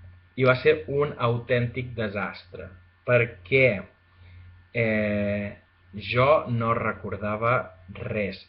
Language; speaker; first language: Catalan; non-native, fluent; Spanish